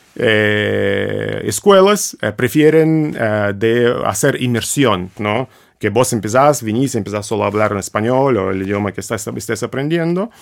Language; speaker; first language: Spanish; non-native, fluent; Russian